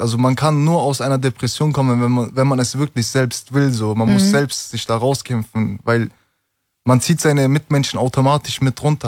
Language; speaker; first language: German; early bilingual, other home language; Turkish